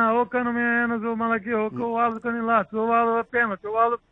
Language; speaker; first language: Greek; non-native, learner; Portuguese